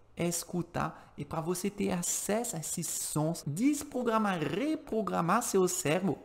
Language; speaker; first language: Portuguese; non-native, fluent; French